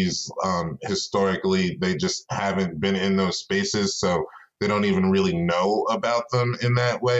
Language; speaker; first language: English; native; English